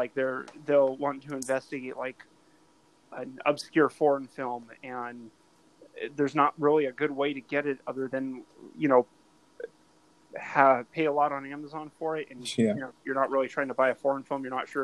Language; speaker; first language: English; native; English